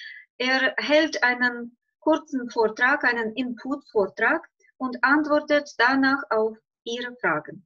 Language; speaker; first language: German; non-native, fluent; Russian